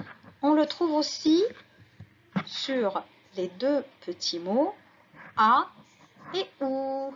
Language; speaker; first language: French; non-native, local second language; Arabic